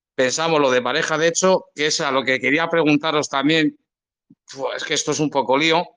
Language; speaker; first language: Spanish; native; Spanish